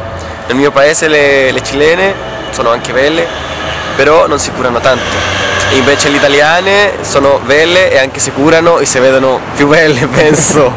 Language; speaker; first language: Italian; non-native, fluent; Spanish